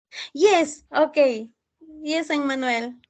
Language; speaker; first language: English; non-native, fluent; Spanish